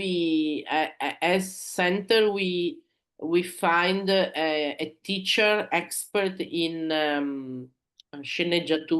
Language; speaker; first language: English; non-native, learner; Italian